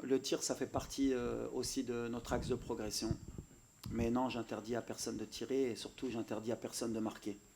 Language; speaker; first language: French; native; French